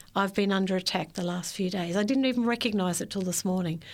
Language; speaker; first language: English; native; English